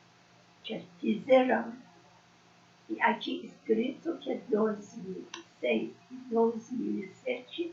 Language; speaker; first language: Portuguese; non-native, learner; Persian